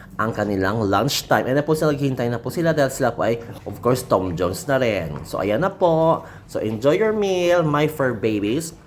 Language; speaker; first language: Filipino; non-native, local second language; Hiligaynon